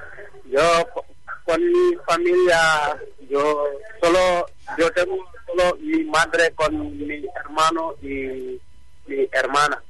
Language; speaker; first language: Spanish; non-native, learner; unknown